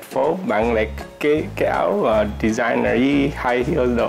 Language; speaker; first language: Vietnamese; early bilingual, heritage; Vietnamese